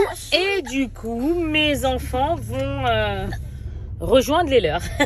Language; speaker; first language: French; native; French